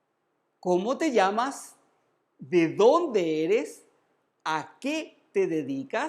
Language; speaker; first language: Spanish; non-native, learner; Urdu